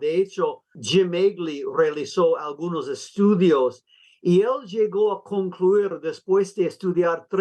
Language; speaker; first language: Spanish; non-native, fluent; English